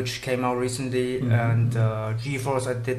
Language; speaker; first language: English; non-native, fluent; Chinese